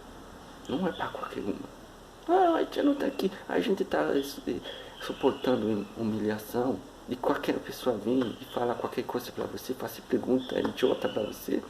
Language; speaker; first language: Portuguese; non-native, fluent; Haitian Creole